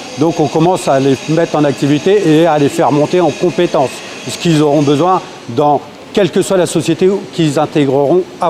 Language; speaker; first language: French; native; French